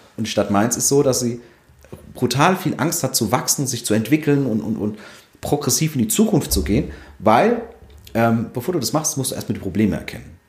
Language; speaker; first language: German; early bilingual, other home language; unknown